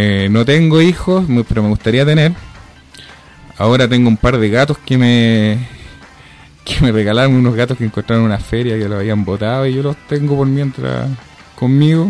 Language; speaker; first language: Spanish; native; Spanish